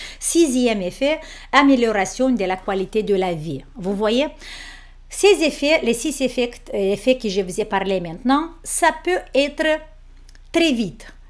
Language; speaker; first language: French; non-native, fluent; Romanian